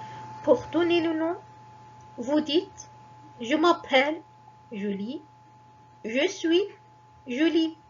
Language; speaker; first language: French; non-native, fluent; Arabic